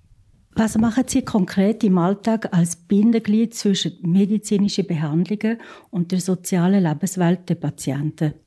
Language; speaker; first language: German; native; German